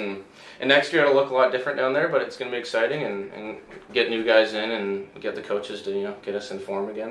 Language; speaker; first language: English; native; English